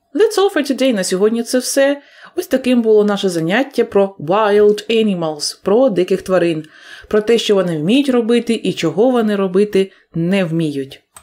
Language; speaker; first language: Ukrainian; native; Ukrainian